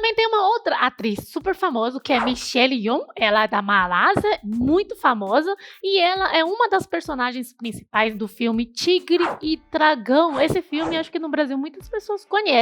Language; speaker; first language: Portuguese; non-native, fluent; Chinese